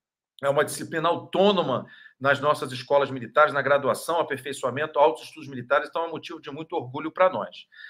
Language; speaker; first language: Portuguese; native; Portuguese